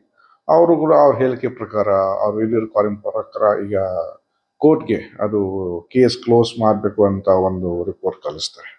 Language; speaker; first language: Kannada; non-native, fluent; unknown